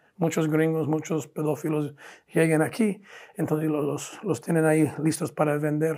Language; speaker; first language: Spanish; non-native, fluent; English